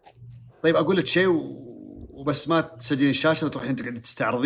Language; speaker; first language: Arabic; native; Arabic